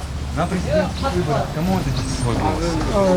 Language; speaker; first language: Russian; native; Russian